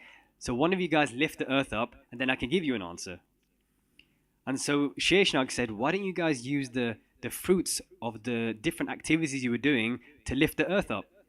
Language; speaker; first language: English; non-native, local second language; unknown